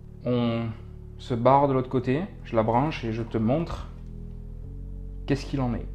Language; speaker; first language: French; native; French